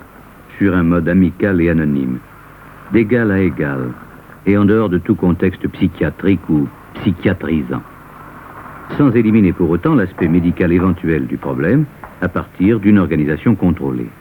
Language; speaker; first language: French; native; French